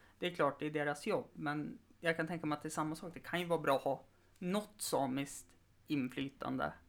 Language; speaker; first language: Swedish; native; Swedish